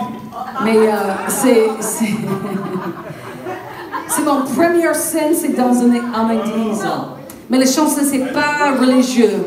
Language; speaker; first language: French; non-native, learner; English